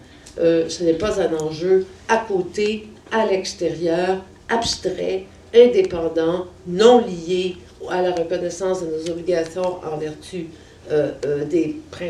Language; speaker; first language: French; native; French